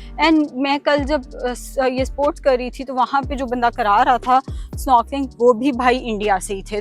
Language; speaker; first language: Urdu; native; Urdu